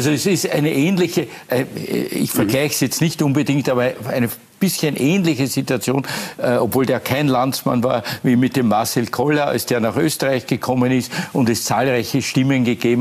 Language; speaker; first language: German; native; German